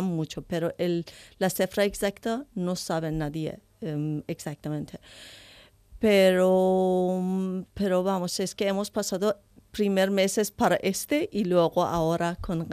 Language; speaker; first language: Spanish; non-native, learner; Persian